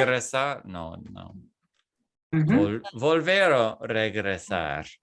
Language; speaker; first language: Spanish; non-native, fluent; English